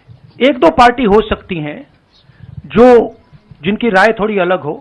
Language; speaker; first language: Hindi; native; Hindi